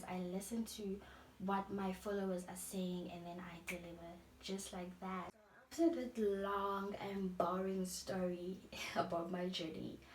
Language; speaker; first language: English; non-native, local second language; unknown